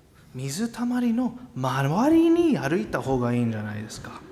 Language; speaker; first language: Japanese; non-native, fluent; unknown